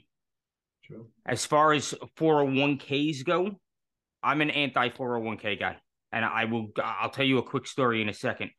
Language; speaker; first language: English; native; English